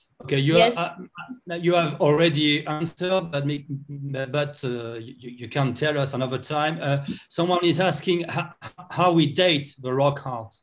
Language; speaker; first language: English; non-native, learner; French